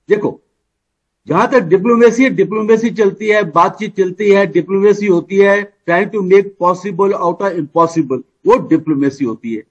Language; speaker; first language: Hindi; native; Hindi